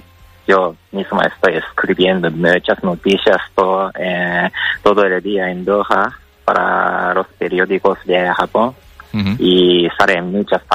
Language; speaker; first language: Spanish; non-native, fluent; Japanese